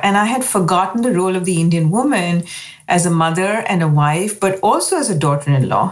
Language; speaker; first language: English; non-native, local second language; Hindi